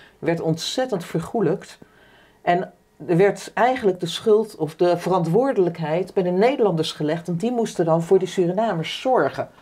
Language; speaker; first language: Dutch; native; Dutch